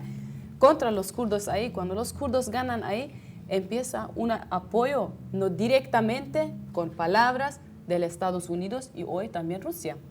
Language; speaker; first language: Spanish; non-native, fluent; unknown